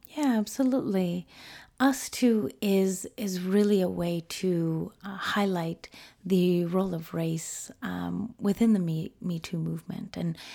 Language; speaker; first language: English; early bilingual, other home language; Spanish